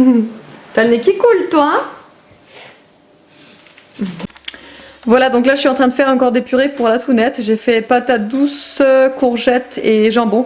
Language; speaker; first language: French; native; French